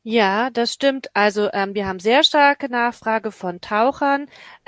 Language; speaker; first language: German; native; German